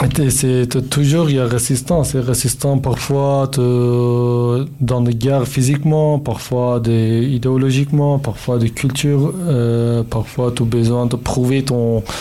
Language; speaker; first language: French; non-native, learner; Kurdish